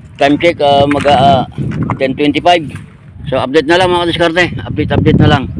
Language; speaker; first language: Filipino; non-native, local second language; Iloko